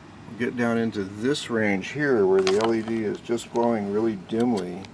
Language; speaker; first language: English; native; English